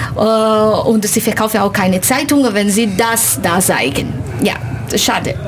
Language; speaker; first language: German; non-native, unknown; Portuguese